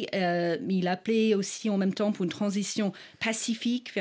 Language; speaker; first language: French; non-native, fluent; English